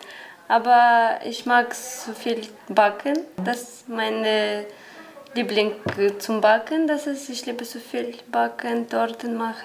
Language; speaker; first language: German; non-native, learner; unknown